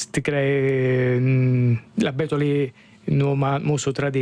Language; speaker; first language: Lithuanian; non-native, fluent; Italian